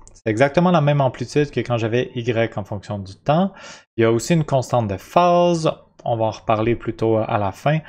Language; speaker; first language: French; native; French